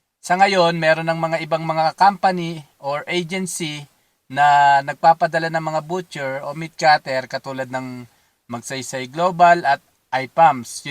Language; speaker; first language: Filipino; native; Filipino